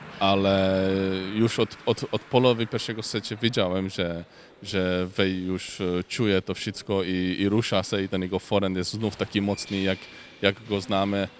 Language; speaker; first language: Polish; non-native, fluent; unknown